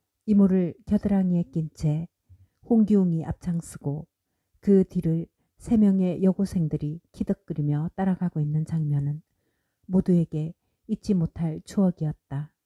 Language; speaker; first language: Korean; native; Korean